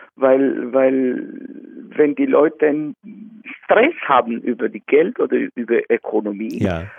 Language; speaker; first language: German; non-native, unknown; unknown